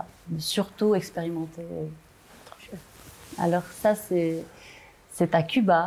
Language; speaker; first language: French; non-native, local second language; Arabic